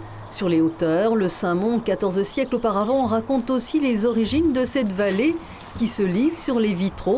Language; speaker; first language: French; native; French